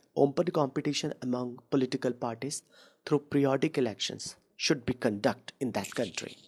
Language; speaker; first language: English; non-native, local second language; Hindi